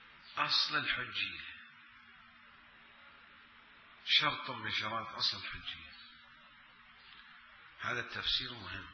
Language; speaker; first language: Arabic; native; Arabic